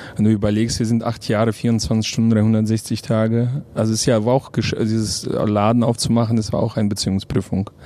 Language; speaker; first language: German; non-native, fluent; Russian